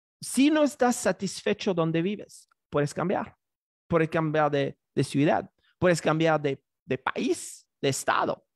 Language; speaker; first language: Spanish; non-native, fluent; French